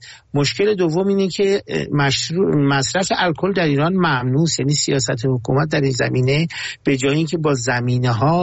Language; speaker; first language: Persian; native; Persian